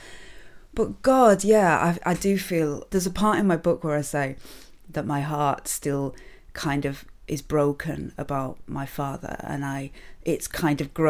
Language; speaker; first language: English; native; English